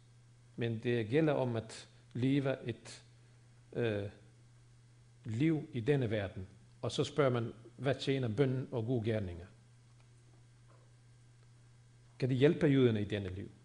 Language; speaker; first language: Swedish; non-native, fluent; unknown